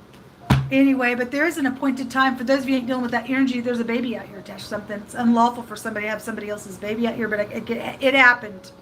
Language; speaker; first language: English; native; English